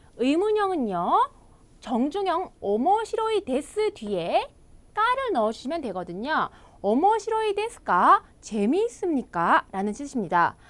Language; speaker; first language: Korean; native; Korean